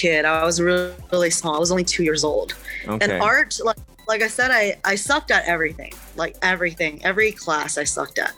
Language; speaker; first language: English; early bilingual, other home language; Chinese